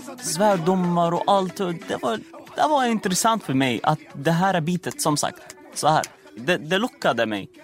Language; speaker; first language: Swedish; non-native, fluent; Arabic